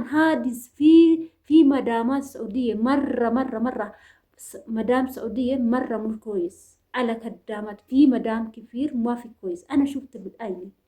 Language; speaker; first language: Arabic; non-native, learner; Oromo